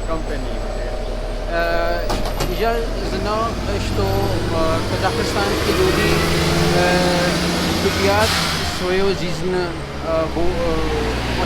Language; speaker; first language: Russian; non-native, learner; Urdu